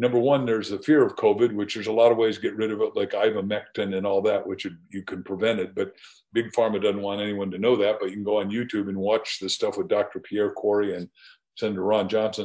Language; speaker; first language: English; native; English